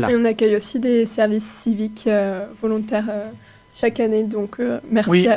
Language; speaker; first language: French; native; French